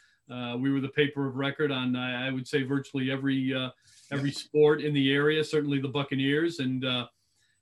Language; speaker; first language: English; native; English